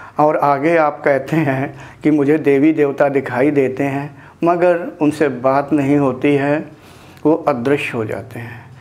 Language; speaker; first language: Hindi; native; Hindi